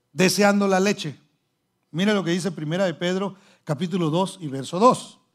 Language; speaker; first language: Spanish; early bilingual, heritage; Spanish